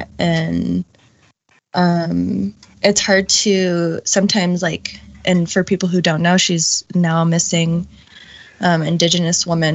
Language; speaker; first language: English; native; English